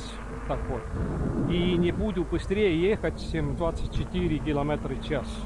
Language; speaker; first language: Russian; non-native, local second language; Estonian